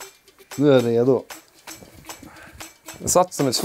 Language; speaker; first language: Swedish; native; Swedish